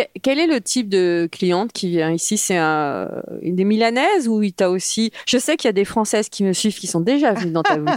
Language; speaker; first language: French; native; French